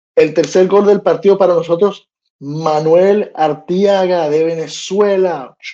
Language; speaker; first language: Spanish; early bilingual, heritage; Spanish